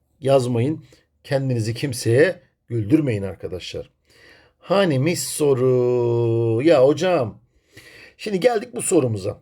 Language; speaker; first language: Turkish; native; Turkish